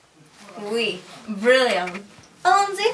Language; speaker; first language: French; non-native, learner; English